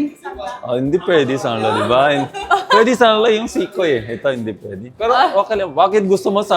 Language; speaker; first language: Filipino; non-native, fluent; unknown